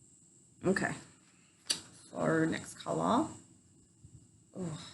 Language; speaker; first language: English; native; English